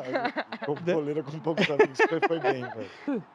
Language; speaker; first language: Portuguese; native; Portuguese